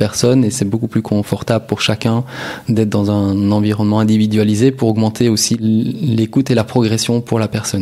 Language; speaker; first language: French; native; French